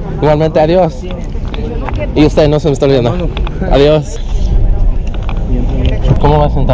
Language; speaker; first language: Spanish; early bilingual, heritage; Spanish